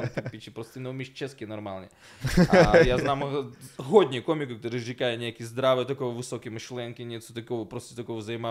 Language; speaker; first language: Czech; non-native, fluent; Russian